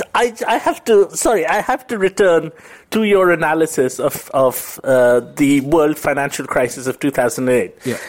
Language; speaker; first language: English; non-native, local second language; Bangla